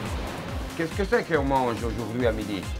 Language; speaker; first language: French; non-native, learner; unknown